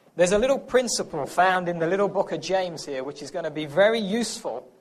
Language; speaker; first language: English; native; English